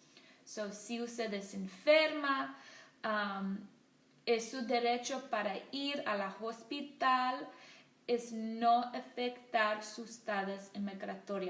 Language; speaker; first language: Spanish; non-native, learner; English